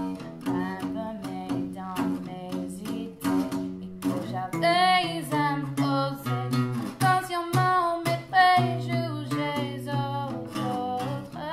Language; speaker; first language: French; non-native, learner; English